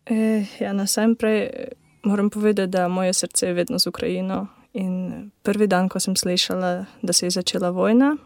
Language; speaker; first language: Slovenian; non-native, learner; Ukrainian